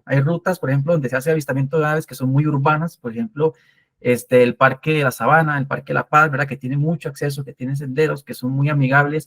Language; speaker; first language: Spanish; native; Spanish